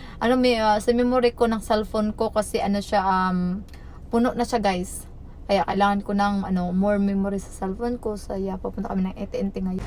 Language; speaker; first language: Filipino; non-native, local second language; Cebuano